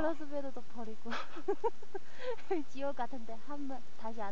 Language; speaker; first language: Korean; non-native, fluent; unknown